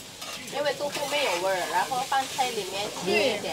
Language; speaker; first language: Chinese; non-native, fluent; Indonesian